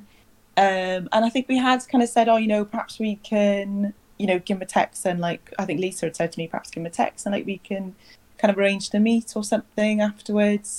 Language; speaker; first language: English; native; English